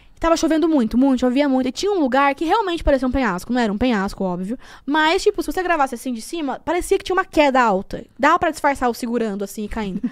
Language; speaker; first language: Portuguese; native; Portuguese